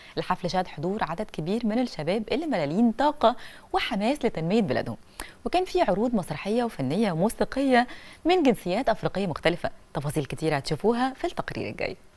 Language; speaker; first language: Arabic; native; Arabic